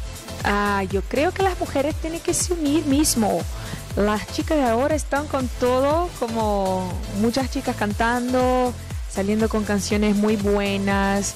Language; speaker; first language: Spanish; non-native, fluent; Portuguese